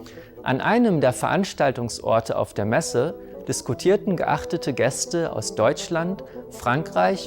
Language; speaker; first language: German; native; German